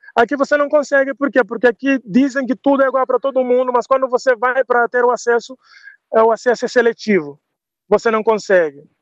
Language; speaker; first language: Portuguese; non-native, local second language; Upper Guinea Crioulo